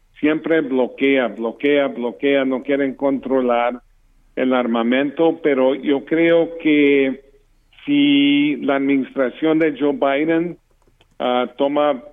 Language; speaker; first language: Spanish; early bilingual, heritage; English